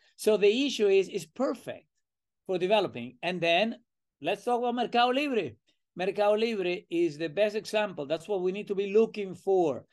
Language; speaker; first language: English; non-native, fluent; Spanish